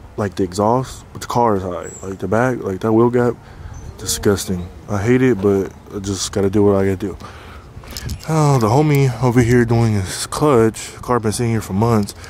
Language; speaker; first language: English; native; English